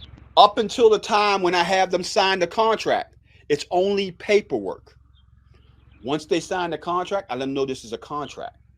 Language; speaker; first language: English; native; English